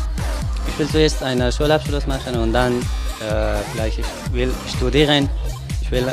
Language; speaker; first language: German; non-native, learner; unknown